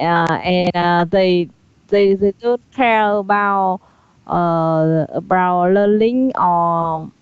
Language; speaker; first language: English; non-native, learner; Vietnamese